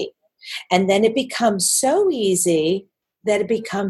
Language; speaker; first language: English; native; English